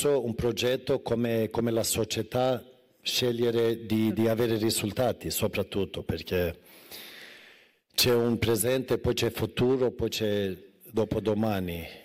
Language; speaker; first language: Italian; non-native, fluent; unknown